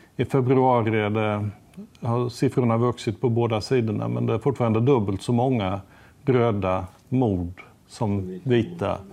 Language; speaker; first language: Swedish; native; Swedish